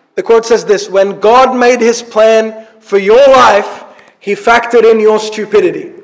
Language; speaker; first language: English; early bilingual, other home language; Arabic